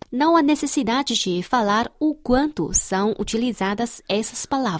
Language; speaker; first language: Portuguese; non-native, fluent; Chinese